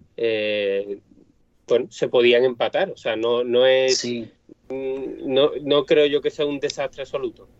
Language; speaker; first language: Spanish; native; Spanish